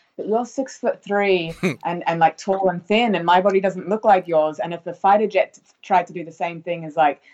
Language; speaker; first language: English; native; English